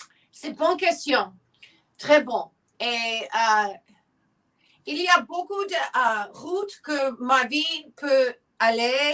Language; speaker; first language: French; non-native, learner; English